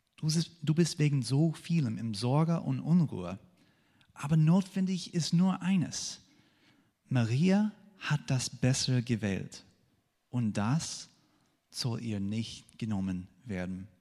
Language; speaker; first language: German; non-native, fluent; English